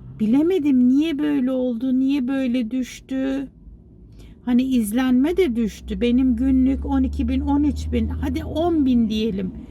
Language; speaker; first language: Turkish; native; Turkish